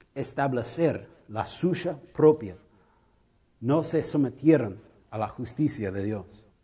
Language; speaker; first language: Spanish; non-native, learner; English